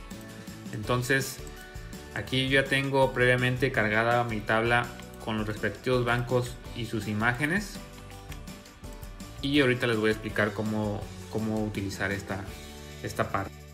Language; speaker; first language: Spanish; native; Spanish